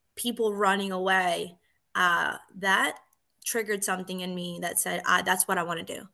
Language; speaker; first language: English; early bilingual, other home language; Spanish